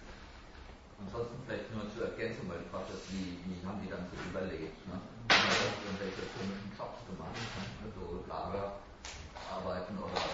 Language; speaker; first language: German; native; German